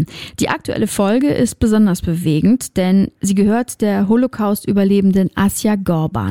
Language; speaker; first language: German; native; German